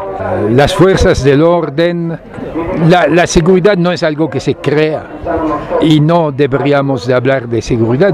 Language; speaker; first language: Spanish; non-native, fluent; French